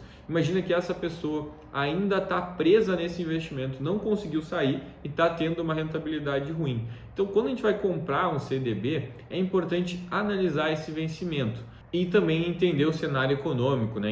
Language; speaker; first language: Portuguese; native; Portuguese